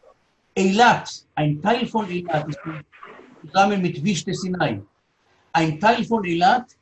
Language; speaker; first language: German; non-native, learner; Hebrew